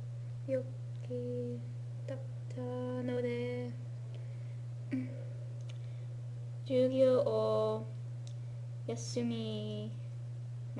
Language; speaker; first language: Japanese; non-native, learner; English